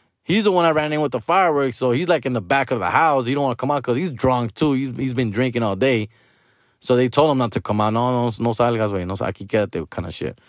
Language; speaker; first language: English; early bilingual, other home language; Spanish